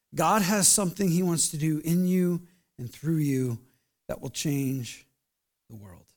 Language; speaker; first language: English; native; English